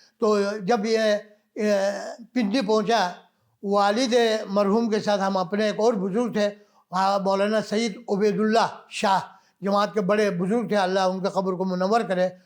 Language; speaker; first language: Urdu; non-native, local second language; Balti